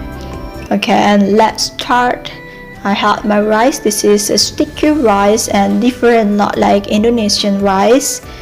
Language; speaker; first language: English; non-native, fluent; Indonesian